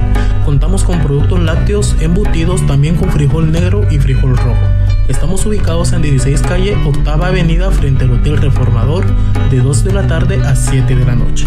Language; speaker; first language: Spanish; native; Spanish